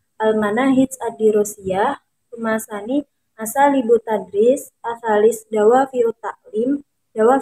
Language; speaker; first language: Arabic; non-native, learner; Indonesian